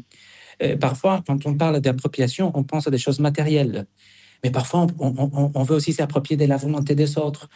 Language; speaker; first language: French; non-native, fluent; Spanish